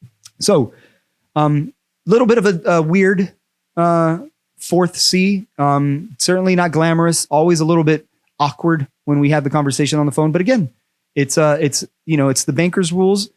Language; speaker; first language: English; native; English